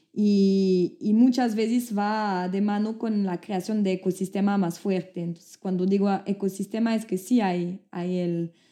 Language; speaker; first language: Spanish; non-native, fluent; French